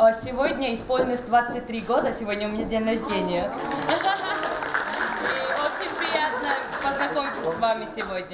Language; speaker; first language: Russian; non-native, learner; Korean